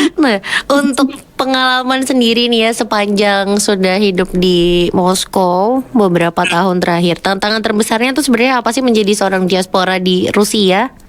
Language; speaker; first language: Indonesian; native; Indonesian